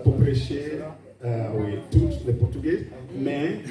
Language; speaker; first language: French; non-native, learner; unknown